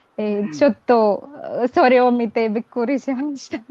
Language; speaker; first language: Japanese; non-native, learner; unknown